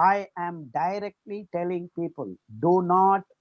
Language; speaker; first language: English; non-native, local second language; Kannada